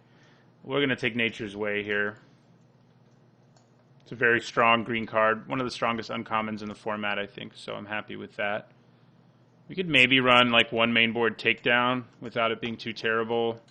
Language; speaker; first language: English; native; English